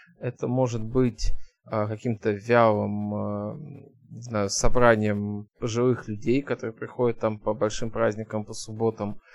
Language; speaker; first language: Russian; early bilingual, heritage; Russian